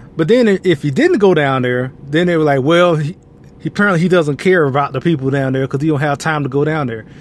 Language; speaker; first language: English; native; English